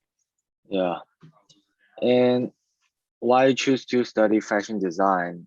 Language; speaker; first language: English; non-native, learner; Chinese